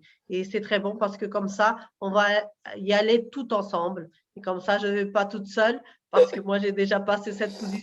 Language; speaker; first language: French; non-native, fluent; Portuguese